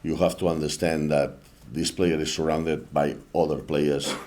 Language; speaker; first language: English; non-native, fluent; Spanish